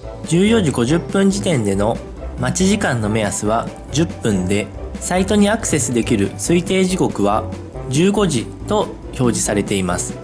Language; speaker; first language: Japanese; native; Japanese